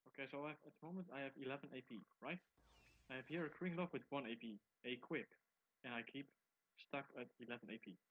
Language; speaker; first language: English; non-native, fluent; Dutch